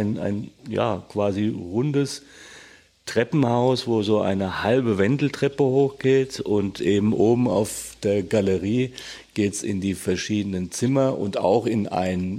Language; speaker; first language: German; native; German